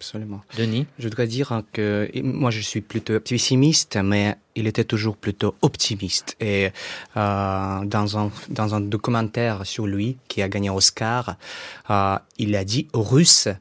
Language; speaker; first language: French; non-native, fluent; Russian